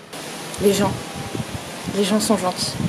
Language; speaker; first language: French; native; French